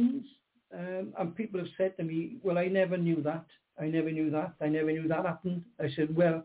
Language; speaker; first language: English; native; English